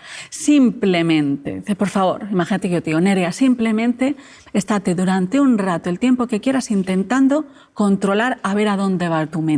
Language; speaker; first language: Spanish; native; Spanish